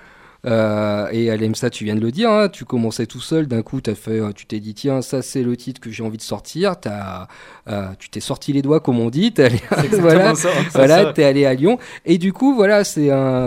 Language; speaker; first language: French; native; French